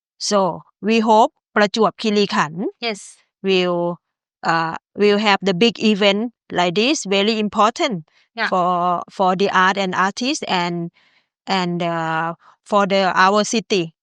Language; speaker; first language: English; non-native, learner; Thai